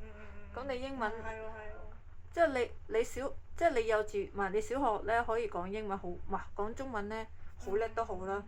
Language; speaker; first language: Cantonese; native; Cantonese